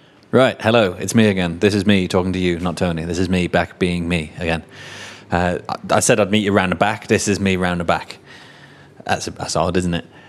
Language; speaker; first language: English; native; English